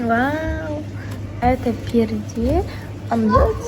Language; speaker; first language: Russian; non-native, local second language; Kazakh